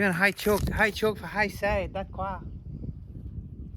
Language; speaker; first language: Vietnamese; non-native, learner; English